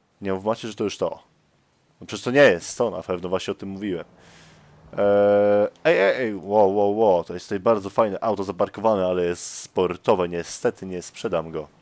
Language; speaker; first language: Polish; native; Polish